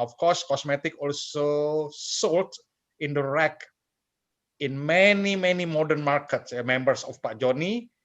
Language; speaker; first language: English; non-native, fluent; Indonesian